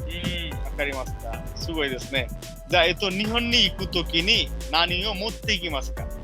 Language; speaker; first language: Japanese; non-native, fluent; Bangla